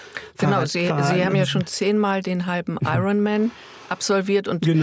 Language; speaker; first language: German; native; German